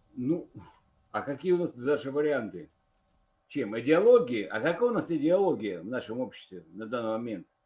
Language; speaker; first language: Russian; native; Russian